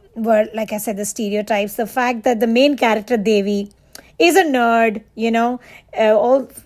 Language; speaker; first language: English; non-native, local second language; Bangla